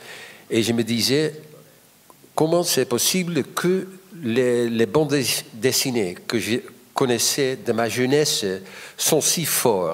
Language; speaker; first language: French; non-native, fluent; Dutch